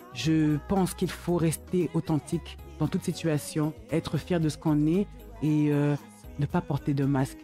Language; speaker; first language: French; early bilingual, other home language; Lingala